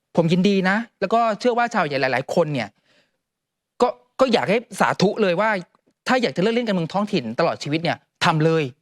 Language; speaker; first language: Thai; native; Thai